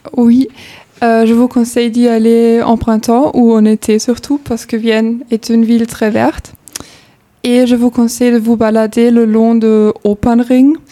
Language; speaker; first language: French; non-native, fluent; German